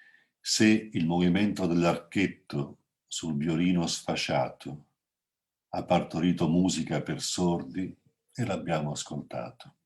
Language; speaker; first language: Italian; native; Italian